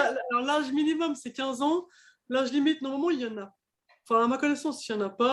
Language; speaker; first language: French; native; French